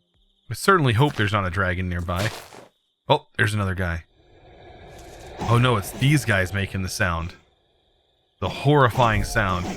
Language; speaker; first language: English; native; English